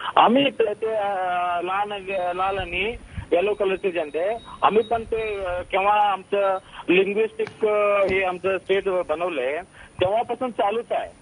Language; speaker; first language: Marathi; non-native, local second language; Kannada